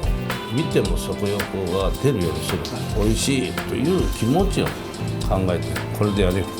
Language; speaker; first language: Japanese; non-native, fluent; Korean